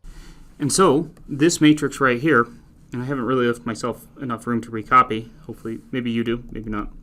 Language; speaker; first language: English; native; English